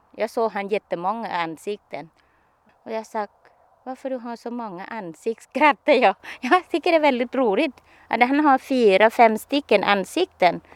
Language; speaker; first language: Swedish; non-native, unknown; Thai